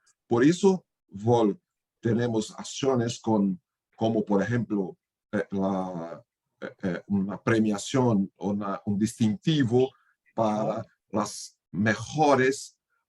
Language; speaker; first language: Spanish; non-native, fluent; Portuguese